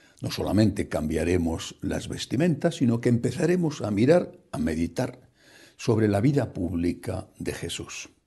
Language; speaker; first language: Spanish; native; Spanish